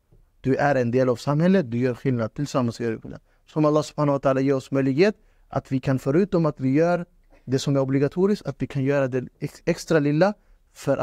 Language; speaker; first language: Swedish; non-native, fluent; Urdu